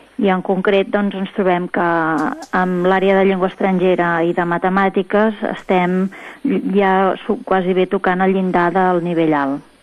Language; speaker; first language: Catalan; native; Catalan